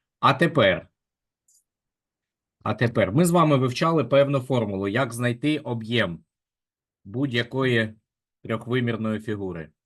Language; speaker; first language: Ukrainian; native; Ukrainian